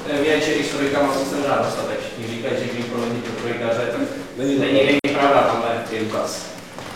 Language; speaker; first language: Czech; native; Czech